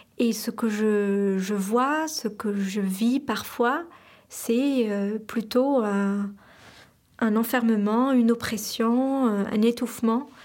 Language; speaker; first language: French; non-native, local second language; Arabic